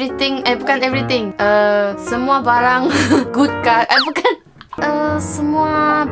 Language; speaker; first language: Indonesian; non-native, local second language; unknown